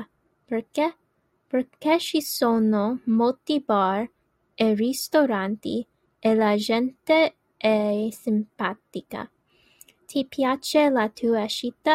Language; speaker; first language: Italian; non-native, learner; English